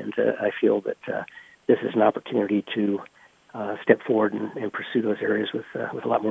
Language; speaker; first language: English; native; English